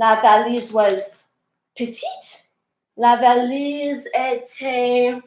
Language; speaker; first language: French; non-native, learner; English